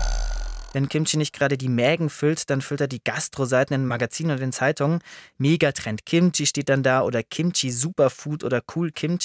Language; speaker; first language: German; native; German